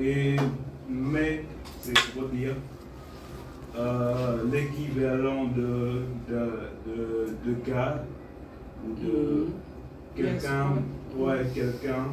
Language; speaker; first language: French; non-native, fluent; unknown